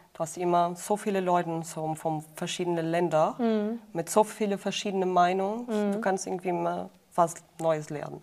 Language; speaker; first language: German; non-native, fluent; Portuguese